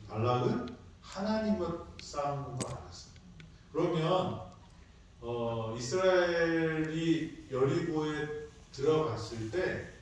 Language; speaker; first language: Korean; native; Korean